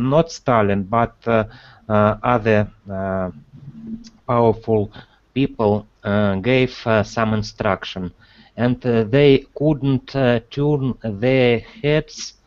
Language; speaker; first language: English; non-native, learner; Russian